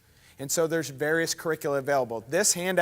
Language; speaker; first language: English; native; English